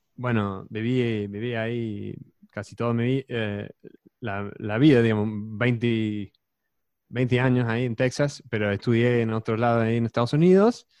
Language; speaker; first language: Spanish; non-native, fluent; English